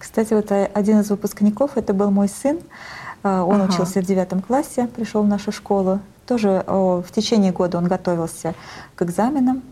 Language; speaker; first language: Russian; native; Russian